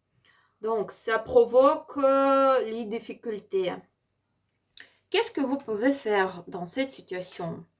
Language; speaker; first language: French; non-native, learner; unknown